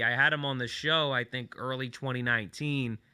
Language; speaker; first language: English; native; English